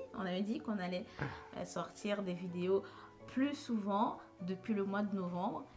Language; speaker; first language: French; non-native, local second language; Haitian Creole